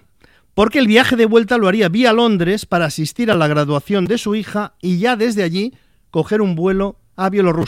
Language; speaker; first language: Spanish; native; Spanish